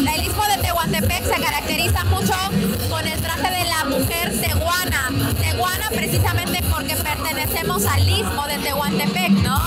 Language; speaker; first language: Spanish; native; Spanish